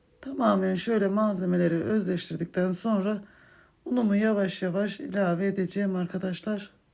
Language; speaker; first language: Turkish; native; Turkish